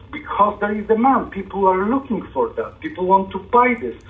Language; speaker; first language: English; non-native, fluent; Polish